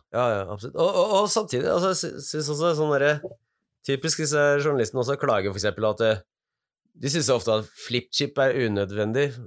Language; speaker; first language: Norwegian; native; Norwegian